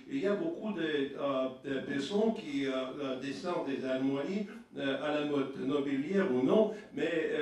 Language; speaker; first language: French; non-native, learner; Russian